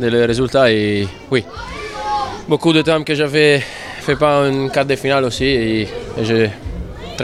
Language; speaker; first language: French; non-native, fluent; Italian